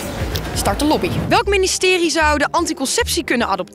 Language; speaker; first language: Dutch; native; Dutch